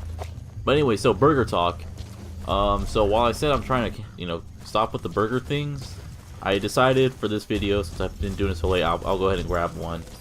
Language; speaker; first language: English; native; English